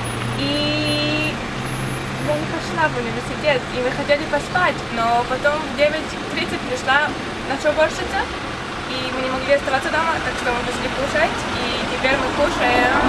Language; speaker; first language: Russian; early bilingual, heritage; Russian